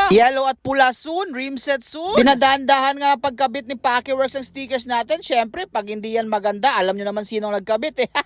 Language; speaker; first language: Filipino; native; Filipino